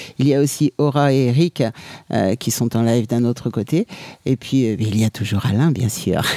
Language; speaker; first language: French; native; French